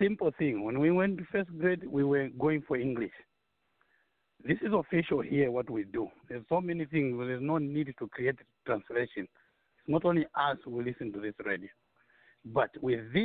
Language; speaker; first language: English; non-native, local second language; Nyanja